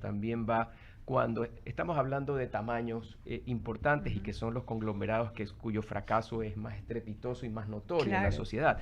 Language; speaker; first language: Spanish; native; Spanish